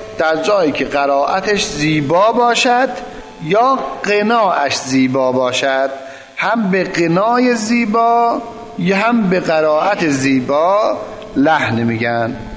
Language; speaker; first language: Persian; non-native, local second language; Azerbaijani